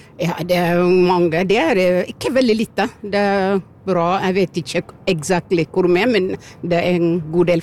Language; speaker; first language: Norwegian; non-native, fluent; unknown